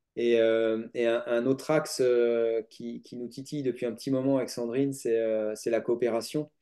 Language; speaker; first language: French; native; French